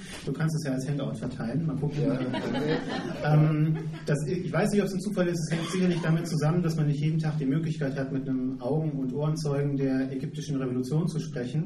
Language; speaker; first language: German; native; German